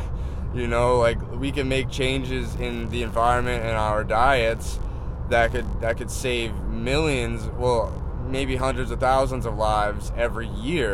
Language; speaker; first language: English; native; English